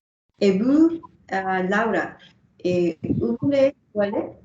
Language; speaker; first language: French; non-native, learner; Spanish